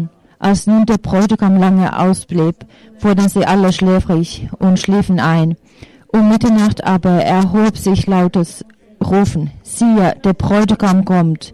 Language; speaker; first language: German; non-native, fluent; Finnish